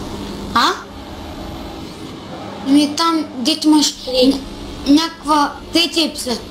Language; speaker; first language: Bulgarian; native; Bulgarian